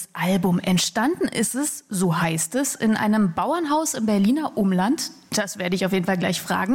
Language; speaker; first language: German; native; German